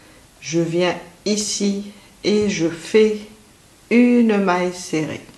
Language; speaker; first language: French; native; French